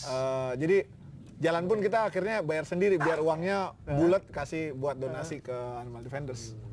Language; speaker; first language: Indonesian; native; Indonesian